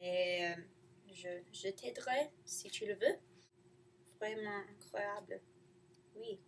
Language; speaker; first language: French; non-native, learner; English